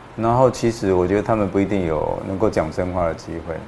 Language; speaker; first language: Chinese; native; Chinese